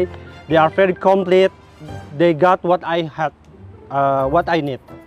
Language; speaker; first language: English; non-native, fluent; Indonesian